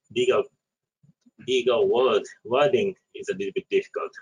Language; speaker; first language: English; non-native, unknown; Japanese